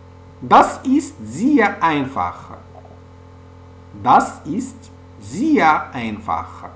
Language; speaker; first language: German; non-native, fluent; French